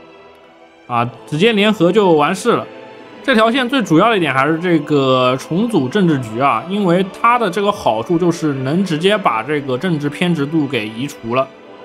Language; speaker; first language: Chinese; native; Chinese